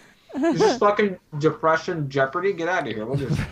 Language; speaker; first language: English; native; English